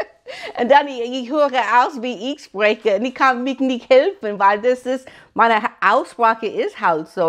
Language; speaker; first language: German; non-native, learner; English